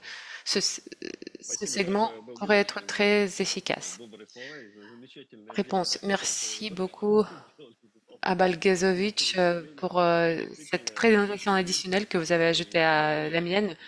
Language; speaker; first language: French; non-native, fluent; Russian